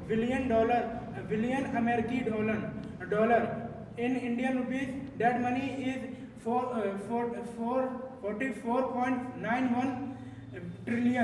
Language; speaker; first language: English; non-native, learner; Hindi